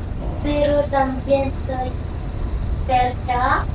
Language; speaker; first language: Spanish; non-native, learner; French